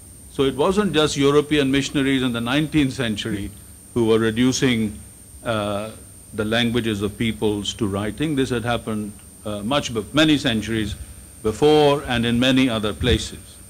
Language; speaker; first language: English; non-native, local second language; Urdu